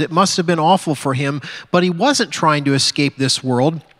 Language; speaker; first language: English; native; English